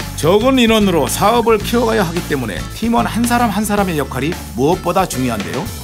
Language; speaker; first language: Korean; native; Korean